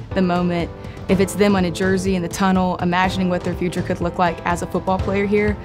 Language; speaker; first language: English; native; English